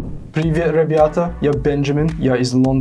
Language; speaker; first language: Russian; non-native, fluent; English